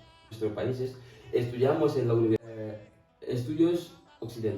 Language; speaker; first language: Spanish; non-native, fluent; Fula